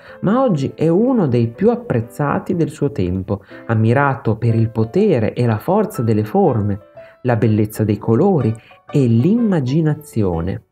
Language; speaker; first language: Italian; native; Italian